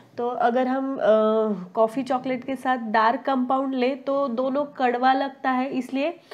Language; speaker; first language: Hindi; non-native, local second language; Marathi